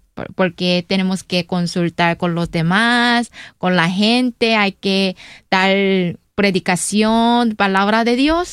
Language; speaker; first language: Spanish; non-native, learner; Korean